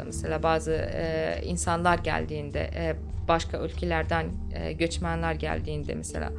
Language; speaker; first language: Turkish; non-native, fluent; Arabic